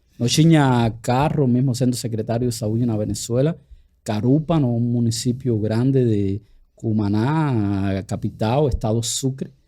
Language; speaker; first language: Portuguese; non-native, fluent; Spanish